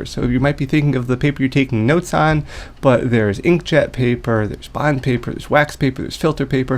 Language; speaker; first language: English; native; English